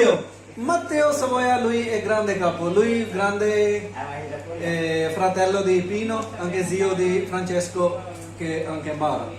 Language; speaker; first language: Italian; non-native, learner; Urdu